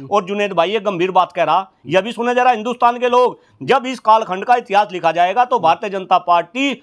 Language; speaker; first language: Hindi; native; Hindi